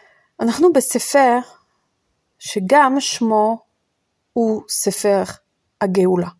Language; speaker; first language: Hebrew; non-native, fluent; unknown